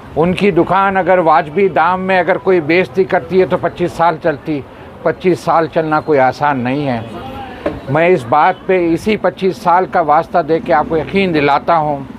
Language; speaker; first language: Hindi; non-native, local second language; Urdu